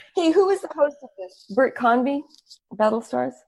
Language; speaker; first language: English; native; English